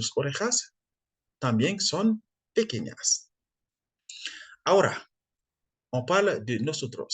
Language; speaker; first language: Spanish; non-native, fluent; French